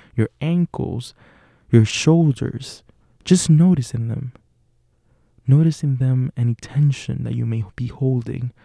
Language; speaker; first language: English; non-native, fluent; Spanish